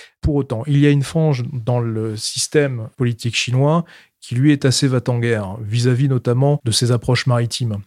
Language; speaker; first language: French; native; French